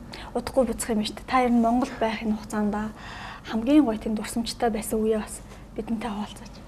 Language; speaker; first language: Mongolian; native; Mongolian